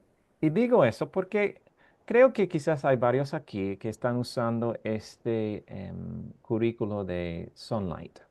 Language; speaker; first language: Spanish; non-native, fluent; English